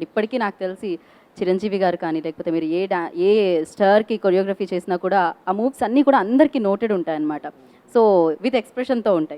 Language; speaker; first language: Telugu; native; Telugu